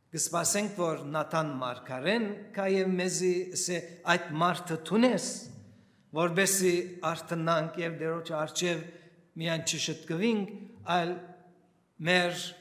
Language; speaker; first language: Armenian; early bilingual, heritage; Armenian